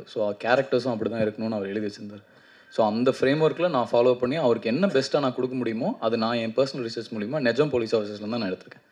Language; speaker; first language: Tamil; native; Tamil